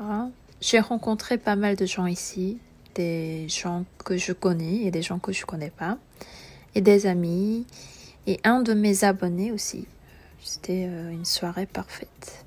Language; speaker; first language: French; non-native, fluent; Korean